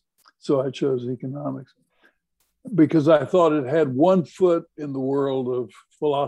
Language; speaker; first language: English; native; English